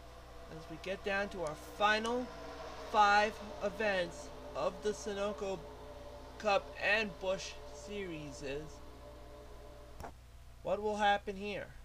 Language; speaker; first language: English; native; English